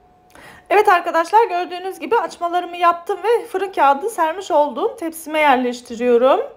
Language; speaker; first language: Turkish; native; Turkish